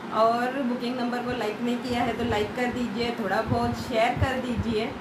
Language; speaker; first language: Hindi; non-native, local second language; Marathi